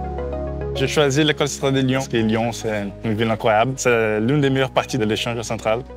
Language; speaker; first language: French; non-native, fluent; Portuguese